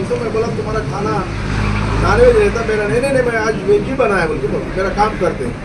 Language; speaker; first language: Hindi; non-native, local second language; Telugu